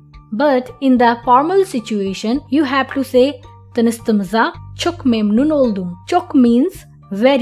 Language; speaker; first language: English; non-native, fluent; Turkish